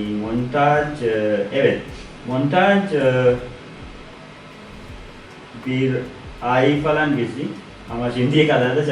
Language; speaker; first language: Turkish; non-native, learner; Sinhala